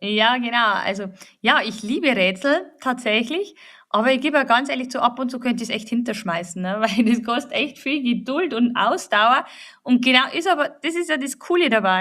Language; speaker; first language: German; native; German